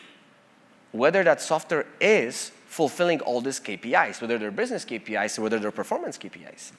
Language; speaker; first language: English; non-native, fluent; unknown